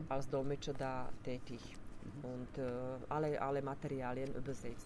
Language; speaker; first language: German; non-native, fluent; Slovak